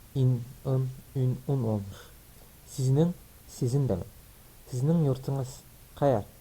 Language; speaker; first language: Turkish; native; Turkish